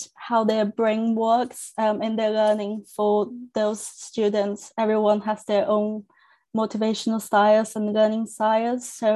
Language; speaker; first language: English; non-native, fluent; Chinese